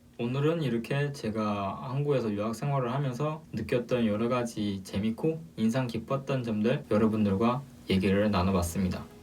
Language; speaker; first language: Korean; non-native, fluent; Chinese